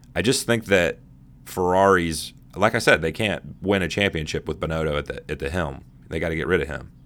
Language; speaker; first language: English; native; English